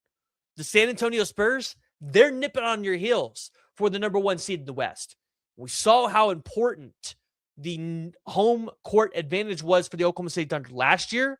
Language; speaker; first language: English; native; English